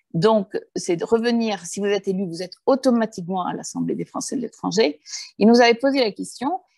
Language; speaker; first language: French; early bilingual, heritage; Spanish